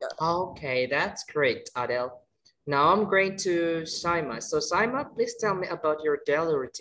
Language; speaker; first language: English; non-native, fluent; Indonesian